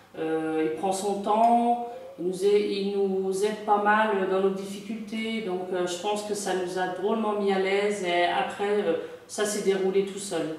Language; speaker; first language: French; native; French